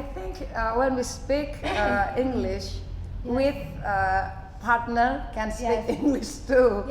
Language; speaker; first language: English; non-native, fluent; Indonesian